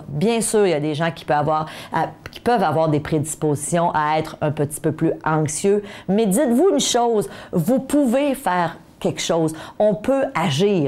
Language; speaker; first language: French; native; French